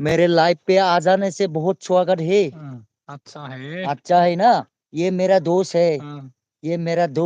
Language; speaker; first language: Hindi; non-native, local second language; Bodo